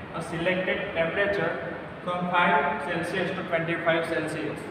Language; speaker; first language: English; non-native, local second language; Gujarati